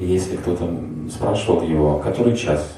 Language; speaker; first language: Russian; native; Russian